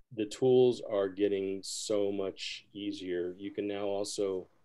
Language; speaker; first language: English; early bilingual, other home language; Spanish